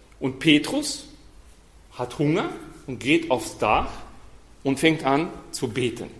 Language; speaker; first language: German; non-native, fluent; Russian